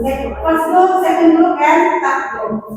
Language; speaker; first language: English; non-native, learner; Indonesian